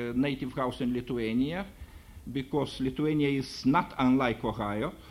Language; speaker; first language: English; non-native, fluent; Lithuanian